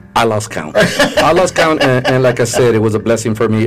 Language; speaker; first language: English; early bilingual, other home language; Spanish